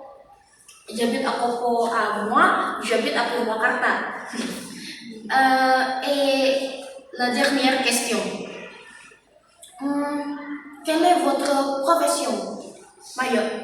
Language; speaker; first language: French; non-native, learner; Indonesian